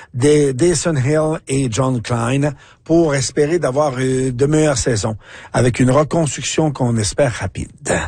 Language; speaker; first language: French; native; French